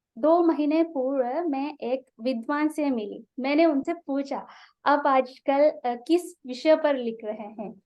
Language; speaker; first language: Hindi; non-native, fluent; Sinhala